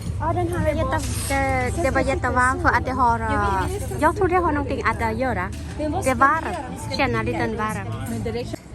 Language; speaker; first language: Swedish; non-native, learner; Thai